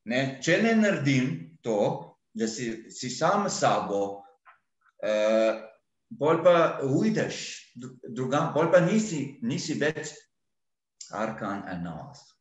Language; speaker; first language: Slovenian; non-native, fluent; Arabic